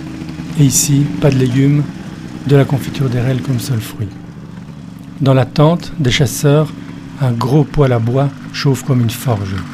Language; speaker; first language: French; native; French